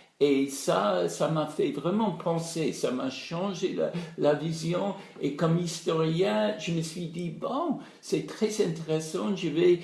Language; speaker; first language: French; non-native, fluent; English